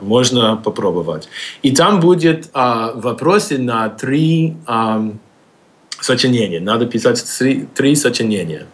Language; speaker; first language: Russian; non-native, fluent; English